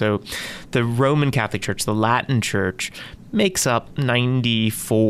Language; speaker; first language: English; native; English